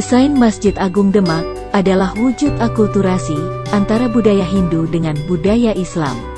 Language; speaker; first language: Indonesian; native; Indonesian